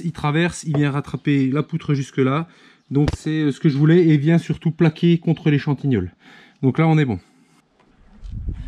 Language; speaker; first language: French; native; French